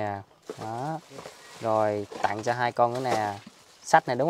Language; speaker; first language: Vietnamese; native; Vietnamese